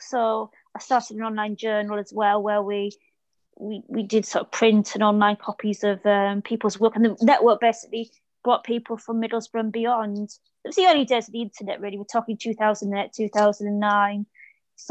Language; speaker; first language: English; native; English